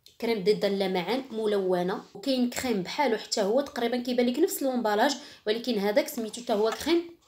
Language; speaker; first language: Arabic; native; Arabic